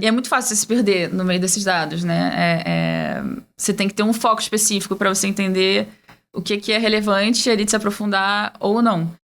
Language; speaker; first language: Portuguese; early bilingual, heritage; Portuguese